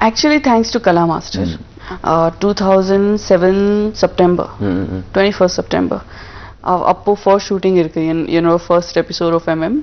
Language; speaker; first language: Tamil; non-native, local second language; Gujarati